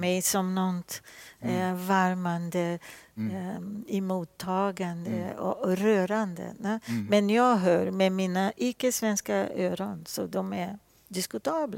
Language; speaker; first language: Swedish; non-native, fluent; Portuguese